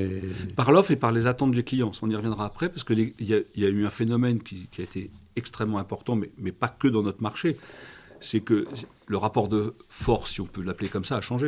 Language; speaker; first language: French; native; French